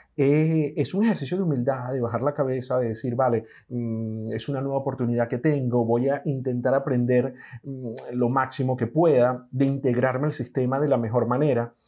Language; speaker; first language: Spanish; native; Spanish